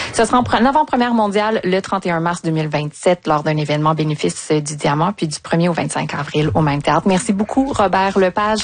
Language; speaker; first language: French; native; French